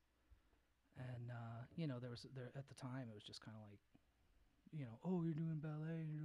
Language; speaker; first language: English; native; English